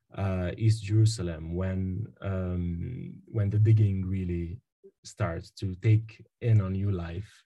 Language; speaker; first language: English; non-native, fluent; Arabic